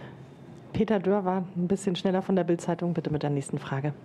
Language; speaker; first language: German; native; German